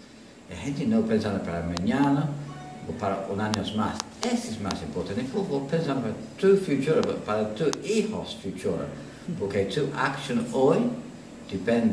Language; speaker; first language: Spanish; non-native, learner; English